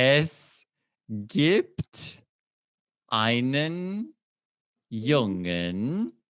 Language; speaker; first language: German; non-native, fluent; English